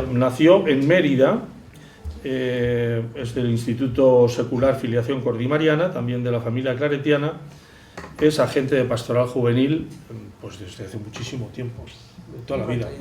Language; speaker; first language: Spanish; native; Spanish